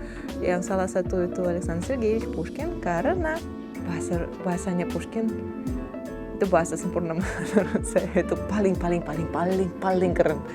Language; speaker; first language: Indonesian; non-native, fluent; Russian